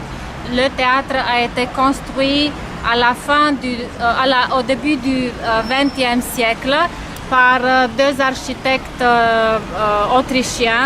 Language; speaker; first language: French; non-native, fluent; Romanian